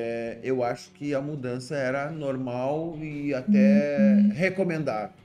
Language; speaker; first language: Portuguese; native; Portuguese